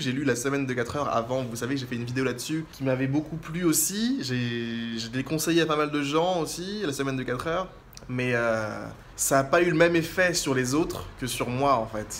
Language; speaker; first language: French; native; French